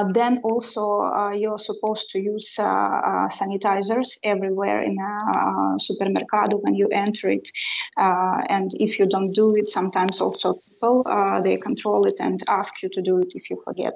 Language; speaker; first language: English; non-native, fluent; Russian